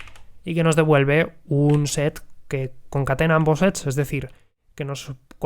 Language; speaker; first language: Spanish; native; Spanish